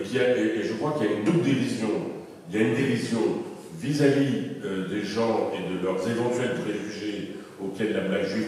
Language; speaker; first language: French; native; French